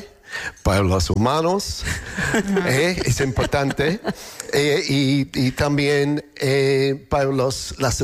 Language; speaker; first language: Spanish; non-native, learner; English